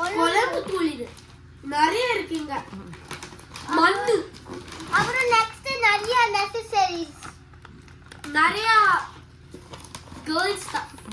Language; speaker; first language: Tamil; early bilingual, heritage; Tamil